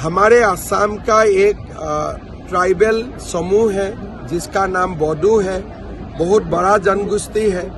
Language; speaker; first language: Hindi; non-native, local second language; Assamese